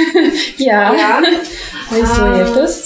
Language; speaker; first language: Latvian; non-native, local second language; Russian